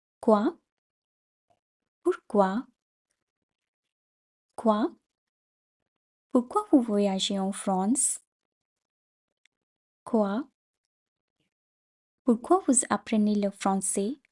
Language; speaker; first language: French; non-native, fluent; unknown